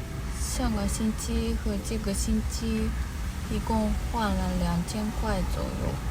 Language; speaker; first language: Chinese; non-native, fluent; Japanese